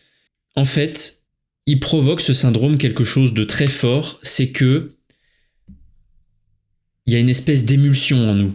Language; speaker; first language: French; native; French